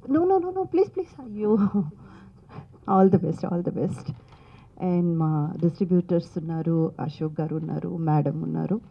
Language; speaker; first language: Telugu; native; Telugu